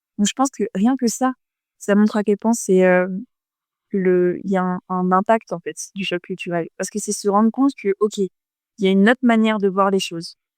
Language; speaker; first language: French; native; French